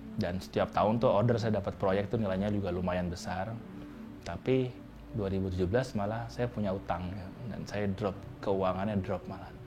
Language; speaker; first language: Indonesian; native; Indonesian